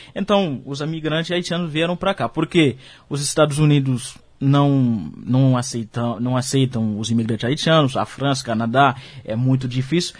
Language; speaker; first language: Portuguese; non-native, fluent; Haitian Creole